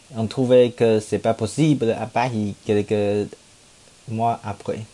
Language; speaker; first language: French; non-native, learner; Chinese